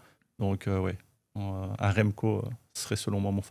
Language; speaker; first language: French; native; French